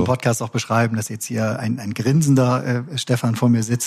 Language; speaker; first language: German; native; German